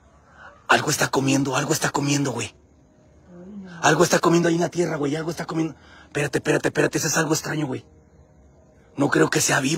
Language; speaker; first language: Spanish; native; Spanish